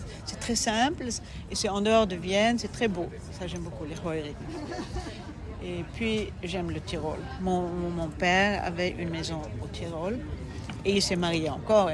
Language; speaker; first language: French; non-native, fluent; German